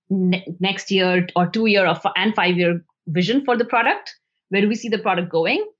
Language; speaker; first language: English; non-native, local second language; Hindi